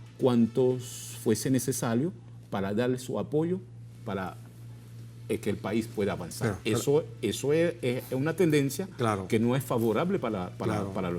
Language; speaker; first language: Spanish; non-native, fluent; Haitian Creole